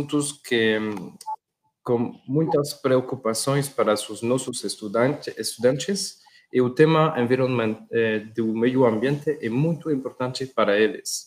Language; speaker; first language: Portuguese; non-native, learner; Spanish